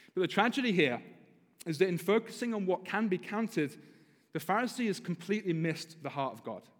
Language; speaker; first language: English; native; English